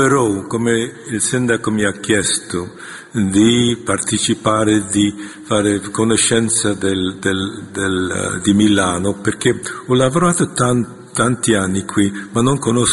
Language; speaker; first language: Italian; non-native, fluent; Korean